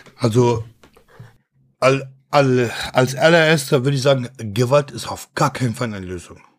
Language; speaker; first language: German; early bilingual, other home language; Kurdish